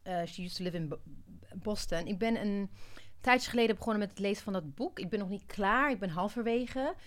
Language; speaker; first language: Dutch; non-native, fluent; Amharic